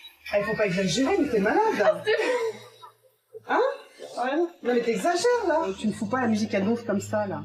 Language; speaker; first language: French; native; French